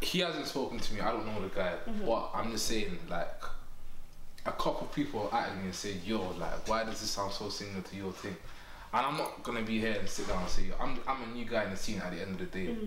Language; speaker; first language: English; early bilingual, other home language; French